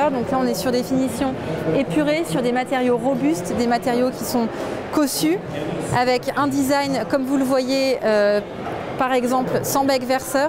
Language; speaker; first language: French; native; French